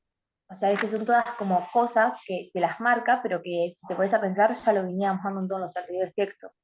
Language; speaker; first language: Spanish; native; Spanish